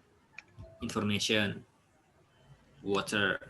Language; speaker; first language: English; non-native, fluent; Indonesian